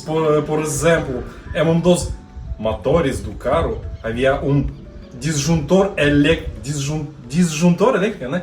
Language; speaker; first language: Portuguese; non-native, learner; Russian